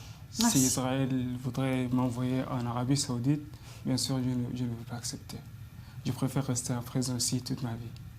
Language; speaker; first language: French; non-native, fluent; Arabic